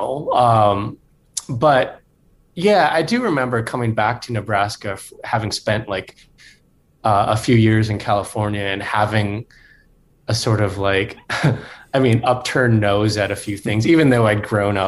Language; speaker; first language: English; native; English